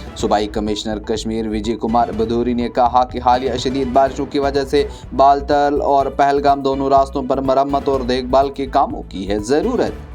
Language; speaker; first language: Urdu; non-native, local second language; Kashmiri